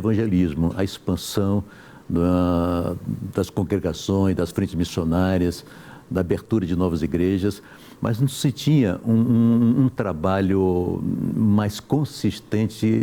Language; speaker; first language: Portuguese; native; Portuguese